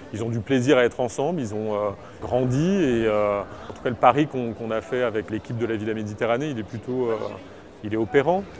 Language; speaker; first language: French; native; French